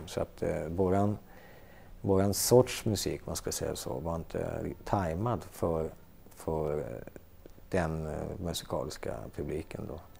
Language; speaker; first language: Swedish; native; Swedish